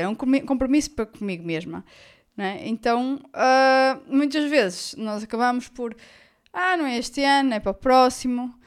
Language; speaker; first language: Portuguese; native; Portuguese